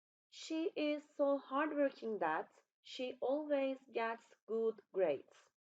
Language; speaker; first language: English; non-native, fluent; Turkish